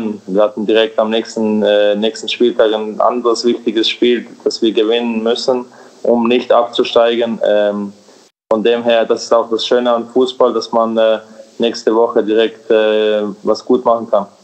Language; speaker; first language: German; early bilingual, other home language; Serbian